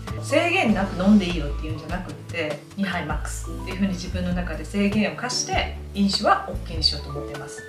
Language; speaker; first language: Japanese; native; Japanese